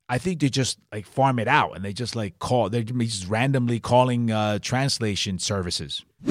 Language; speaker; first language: English; early bilingual, other home language; Spanish